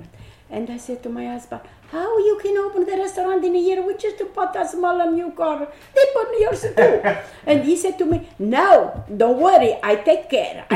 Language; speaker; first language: English; non-native, learner; Italian